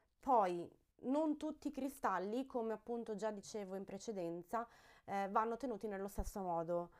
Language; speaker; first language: Italian; early bilingual, heritage; Italian